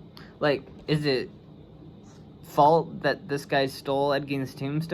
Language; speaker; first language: English; native; English